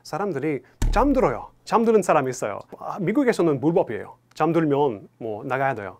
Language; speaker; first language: Korean; non-native, fluent; English